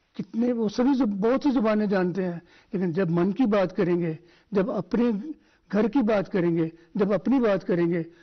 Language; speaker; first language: Hindi; non-native, local second language; Dogri